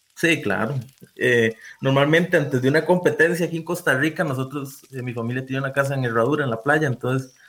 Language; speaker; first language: Spanish; native; Spanish